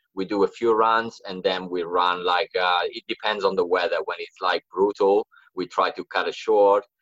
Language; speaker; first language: English; non-native, fluent; Italian